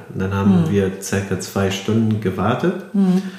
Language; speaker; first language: German; non-native, fluent; Arabic